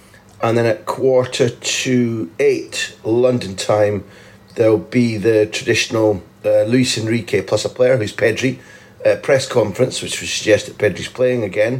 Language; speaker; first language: English; native; English